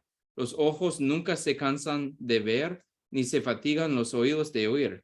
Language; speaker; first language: Spanish; non-native, fluent; English